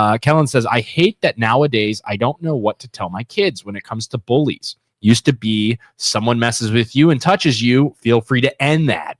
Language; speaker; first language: English; native; English